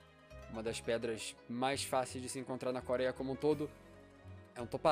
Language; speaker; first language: Portuguese; native; Portuguese